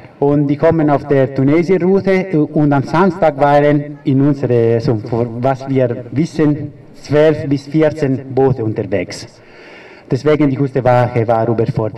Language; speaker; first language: German; non-native, fluent; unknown